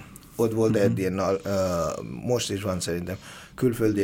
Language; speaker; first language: Hungarian; non-native, fluent; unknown